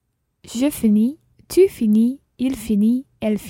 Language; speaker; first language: French; non-native, learner; English